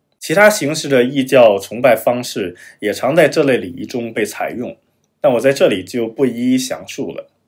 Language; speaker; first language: Chinese; non-native, fluent; German